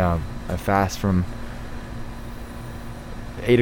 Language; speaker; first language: English; native; English